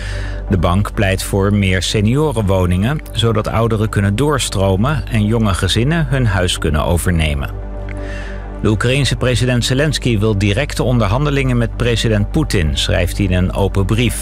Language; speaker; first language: Dutch; native; Dutch